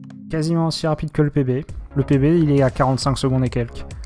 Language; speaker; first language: French; native; French